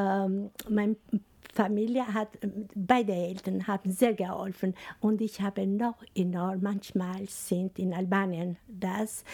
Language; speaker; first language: German; non-native, fluent; Albanian